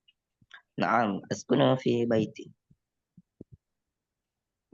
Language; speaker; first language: Arabic; non-native, learner; Indonesian